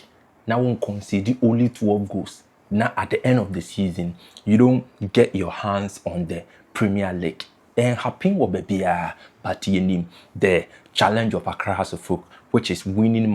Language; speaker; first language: English; non-native, local second language; Akan